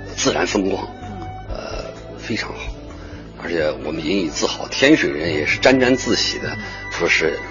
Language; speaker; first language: Chinese; native; Chinese